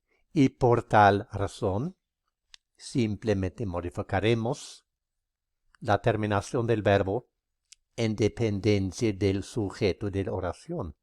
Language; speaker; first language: Spanish; non-native, fluent; English